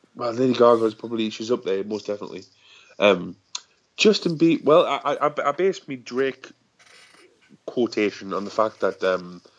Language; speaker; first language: English; native; English